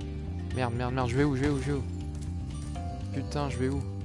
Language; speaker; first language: French; native; French